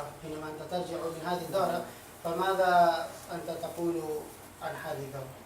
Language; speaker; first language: Arabic; non-native, fluent; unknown